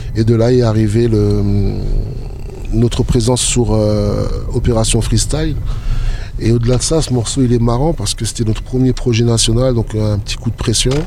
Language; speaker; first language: French; native; French